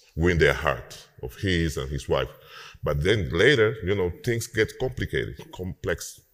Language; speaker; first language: English; non-native, fluent; Spanish